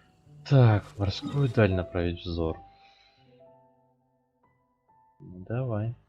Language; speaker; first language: Russian; native; Russian